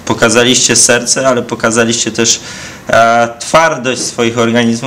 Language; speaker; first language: Polish; native; Polish